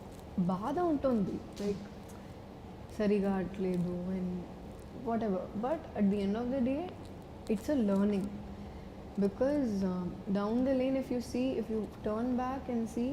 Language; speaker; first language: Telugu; non-native, fluent; Malayalam